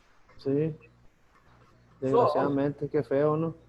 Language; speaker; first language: Spanish; native; Spanish